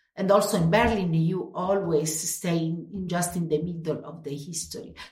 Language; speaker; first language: English; non-native, fluent; Italian